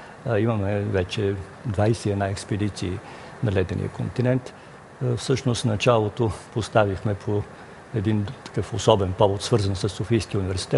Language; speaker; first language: Bulgarian; native; Bulgarian